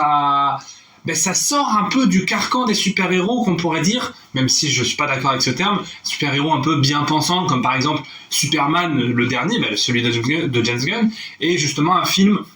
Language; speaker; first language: French; native; French